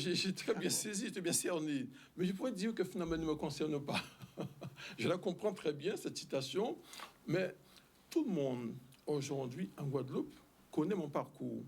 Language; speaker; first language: French; native; French